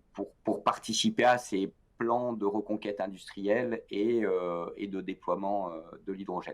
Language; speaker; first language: French; native; French